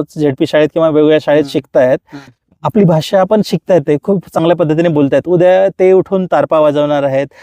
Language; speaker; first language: Marathi; non-native, local second language; Kukna